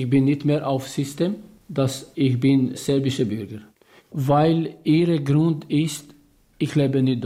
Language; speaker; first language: German; non-native, learner; Albanian